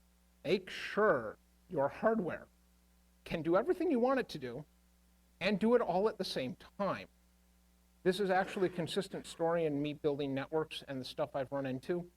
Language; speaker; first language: English; native; English